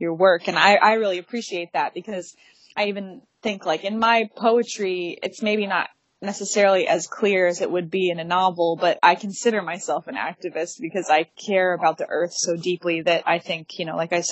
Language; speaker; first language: English; native; English